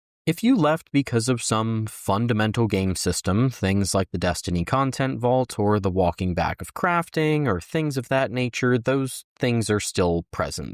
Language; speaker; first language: English; native; English